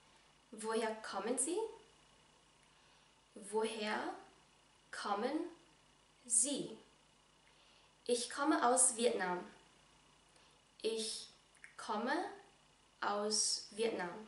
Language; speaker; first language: German; non-native, fluent; Vietnamese